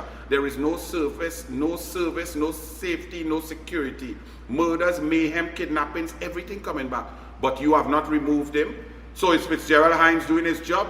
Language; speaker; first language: English; native; English